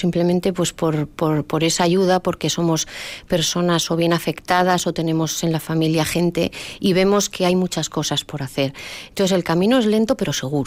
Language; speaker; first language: Spanish; native; Spanish